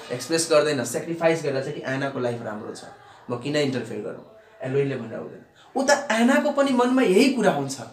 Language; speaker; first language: Nepali; non-native, local second language; Bhojpuri